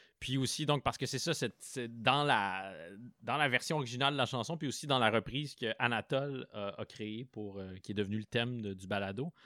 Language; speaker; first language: French; native; French